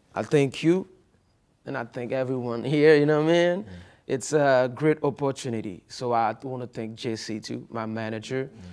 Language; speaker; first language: English; non-native, fluent; Haitian Creole